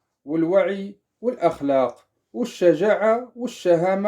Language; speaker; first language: Arabic; native; Arabic